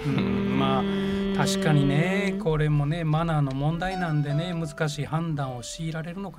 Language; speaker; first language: Japanese; native; Japanese